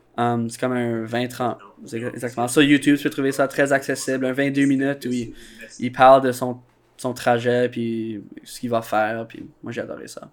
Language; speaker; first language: French; native; French